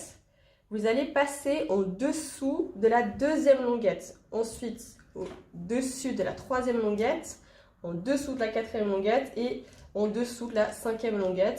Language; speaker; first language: French; native; French